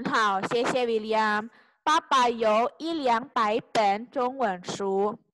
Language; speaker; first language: Chinese; non-native, fluent; Indonesian